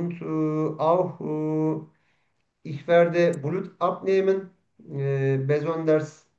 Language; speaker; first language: German; non-native, learner; Turkish